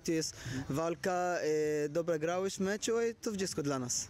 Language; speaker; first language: Polish; non-native, learner; Arabic